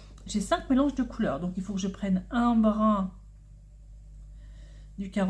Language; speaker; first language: French; native; French